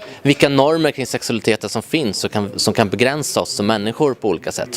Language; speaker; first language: Swedish; native; Swedish